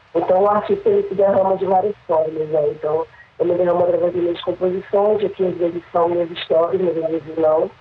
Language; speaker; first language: Portuguese; native; Portuguese